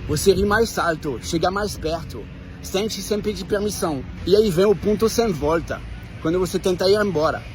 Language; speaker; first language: Portuguese; non-native, fluent; French